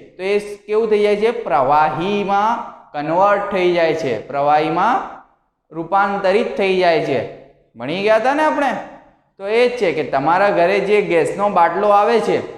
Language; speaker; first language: Gujarati; native; Gujarati